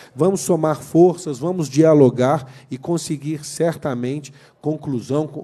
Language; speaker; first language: Portuguese; native; Portuguese